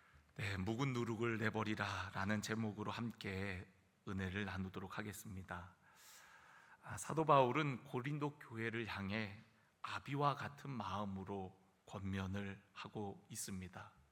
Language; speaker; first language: Korean; native; Korean